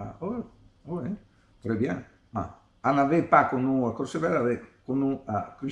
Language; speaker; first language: French; non-native, learner; Italian